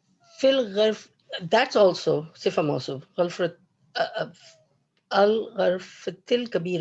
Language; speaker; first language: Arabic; non-native, learner; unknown